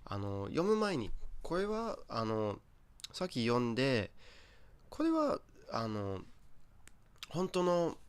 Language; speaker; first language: Japanese; non-native, fluent; English